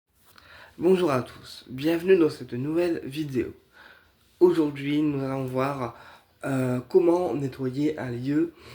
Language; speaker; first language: French; native; French